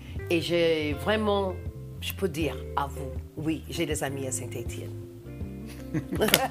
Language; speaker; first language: French; non-native, fluent; English